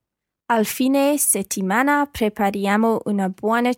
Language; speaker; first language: Italian; non-native, learner; English